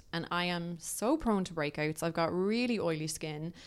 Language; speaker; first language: English; native; English